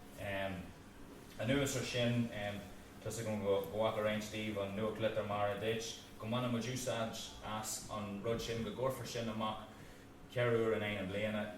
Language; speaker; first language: Irish; native; Irish